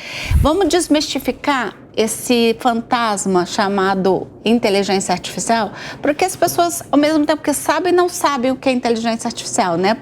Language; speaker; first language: Portuguese; native; Portuguese